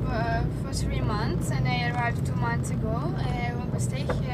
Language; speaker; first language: English; non-native, learner; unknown